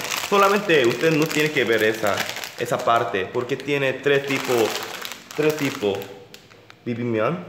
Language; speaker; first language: Spanish; non-native, learner; Korean